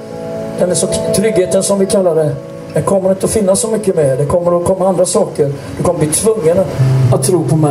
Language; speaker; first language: Swedish; native; Swedish